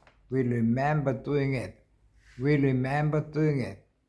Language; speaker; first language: English; non-native, learner; Korean